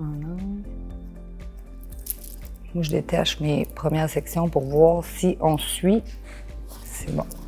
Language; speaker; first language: French; native; French